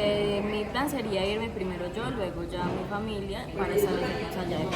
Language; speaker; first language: Spanish; native; Spanish